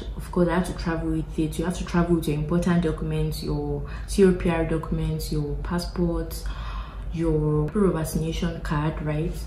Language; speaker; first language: English; non-native, local second language; Yoruba